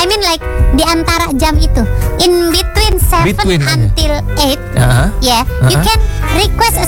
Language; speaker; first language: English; non-native, learner; Indonesian